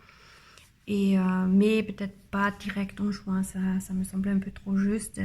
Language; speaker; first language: French; non-native, learner; German